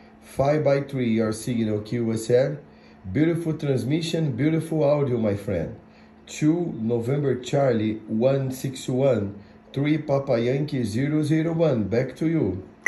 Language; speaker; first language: English; non-native, learner; Portuguese